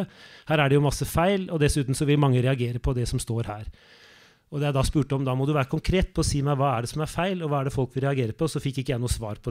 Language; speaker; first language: Norwegian; native; Norwegian